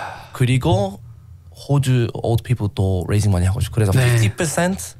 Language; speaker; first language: Korean; non-native, learner; English